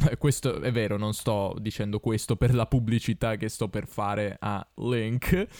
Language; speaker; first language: Italian; native; Italian